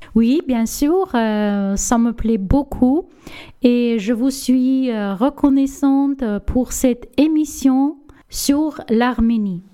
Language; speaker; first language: French; non-native, learner; Armenian